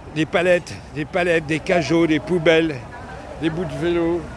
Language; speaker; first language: French; native; French